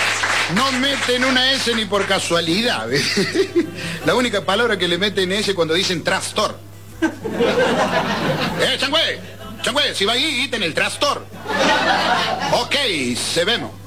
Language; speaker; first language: Spanish; native; Spanish